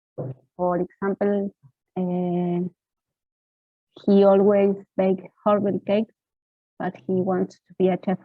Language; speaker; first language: English; non-native, learner; Spanish